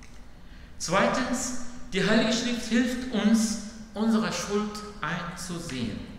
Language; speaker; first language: German; non-native, fluent; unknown